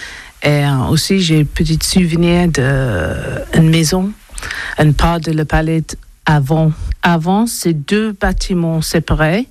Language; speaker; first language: French; non-native, learner; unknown